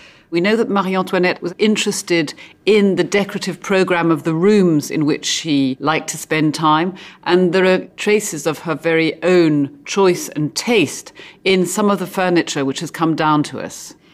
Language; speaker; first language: English; native; English